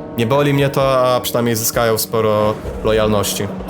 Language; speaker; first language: Polish; native; Polish